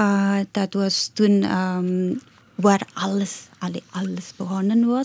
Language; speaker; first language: Dutch; non-native, fluent; Indonesian